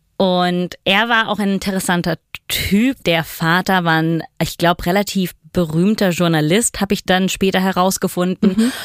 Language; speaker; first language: German; non-native, fluent; Italian